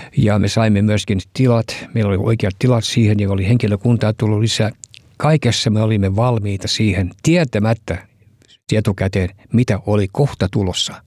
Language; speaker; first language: Finnish; early bilingual, heritage; Finnish